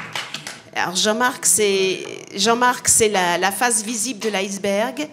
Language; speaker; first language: French; native; French